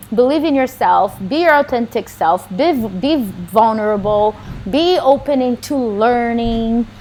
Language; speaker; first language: English; non-native, fluent; Portuguese